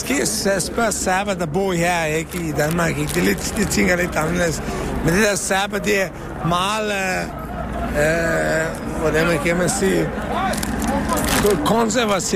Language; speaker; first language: Danish; non-native, learner; Serbian